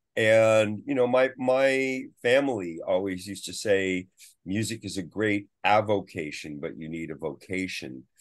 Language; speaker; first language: English; native; English